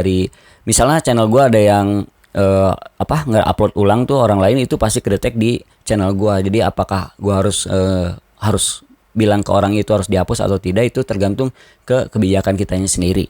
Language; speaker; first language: Indonesian; native; Indonesian